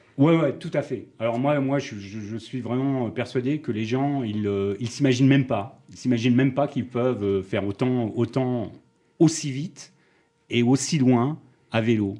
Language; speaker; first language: French; native; French